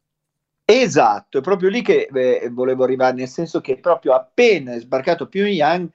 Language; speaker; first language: Italian; native; Italian